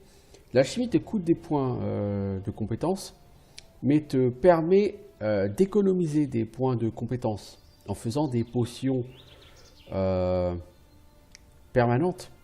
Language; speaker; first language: French; native; French